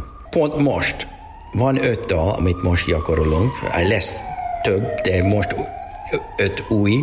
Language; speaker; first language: Hungarian; non-native, learner; English